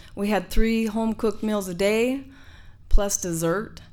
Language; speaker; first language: English; native; English